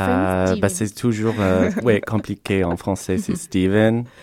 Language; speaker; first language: French; non-native, fluent; English